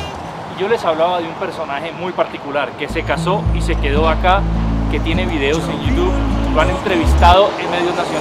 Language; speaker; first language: Spanish; native; Spanish